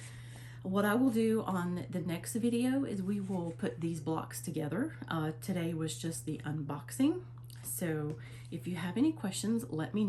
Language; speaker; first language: English; native; English